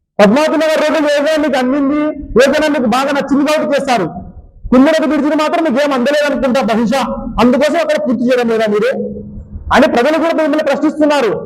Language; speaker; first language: Telugu; native; Telugu